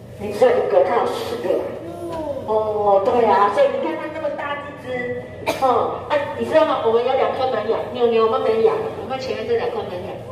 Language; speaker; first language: Chinese; native; Chinese